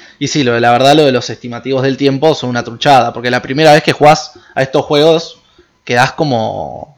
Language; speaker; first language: Spanish; native; Spanish